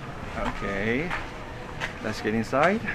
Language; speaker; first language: English; non-native, fluent; Korean